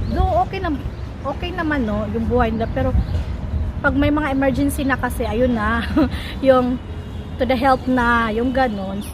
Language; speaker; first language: Filipino; native; Filipino